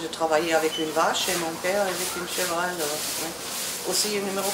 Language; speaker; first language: French; non-native, learner; German